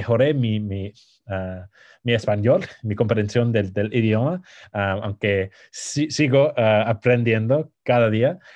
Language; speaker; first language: Spanish; non-native, fluent; English